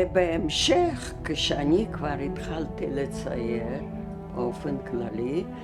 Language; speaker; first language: Hebrew; early bilingual, other home language; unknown